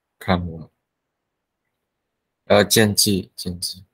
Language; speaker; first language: Chinese; non-native, learner; Vietnamese